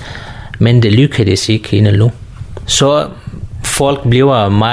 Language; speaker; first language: Danish; non-native, learner; Kurdish